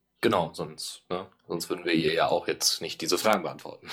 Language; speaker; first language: German; native; German